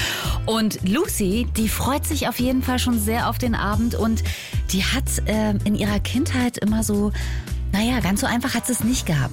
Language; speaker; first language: German; native; German